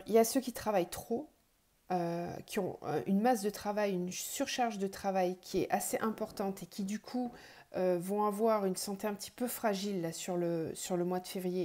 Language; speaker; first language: French; native; French